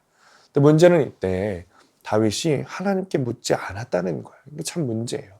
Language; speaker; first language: Korean; native; Korean